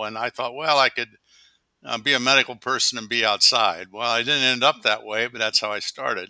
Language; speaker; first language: English; native; English